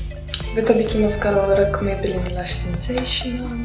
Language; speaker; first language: Turkish; non-native, fluent; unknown